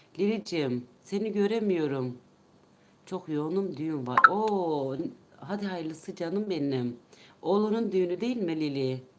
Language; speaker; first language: Turkish; non-native, local second language; Kurdish